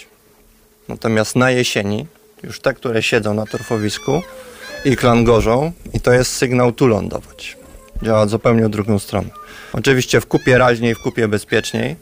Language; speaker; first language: Polish; native; Polish